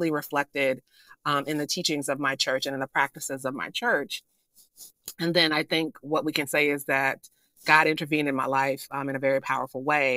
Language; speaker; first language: English; native; English